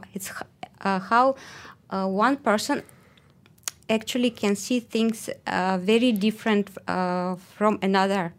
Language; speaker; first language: English; non-native, fluent; Russian